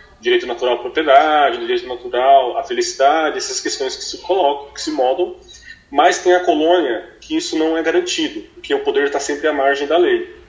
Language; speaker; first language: Portuguese; native; Portuguese